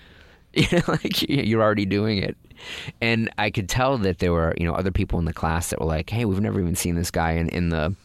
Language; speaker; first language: English; native; English